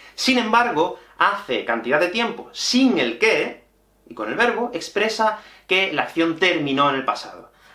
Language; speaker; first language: Spanish; native; Spanish